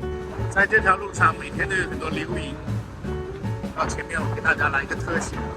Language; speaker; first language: Chinese; native; Chinese